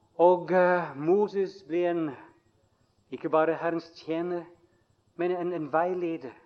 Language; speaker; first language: Norwegian; non-native, fluent; English